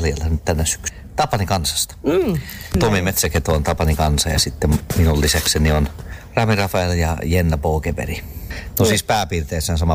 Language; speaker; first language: Finnish; native; Finnish